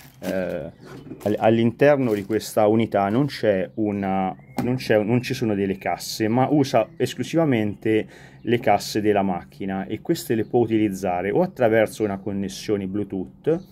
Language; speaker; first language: Italian; native; Italian